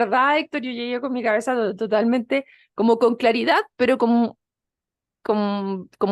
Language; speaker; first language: Spanish; native; Spanish